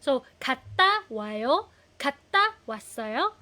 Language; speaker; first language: Korean; non-native, fluent; Filipino